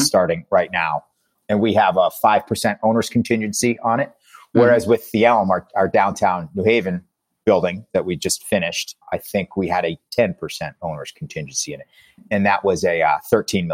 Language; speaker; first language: English; native; English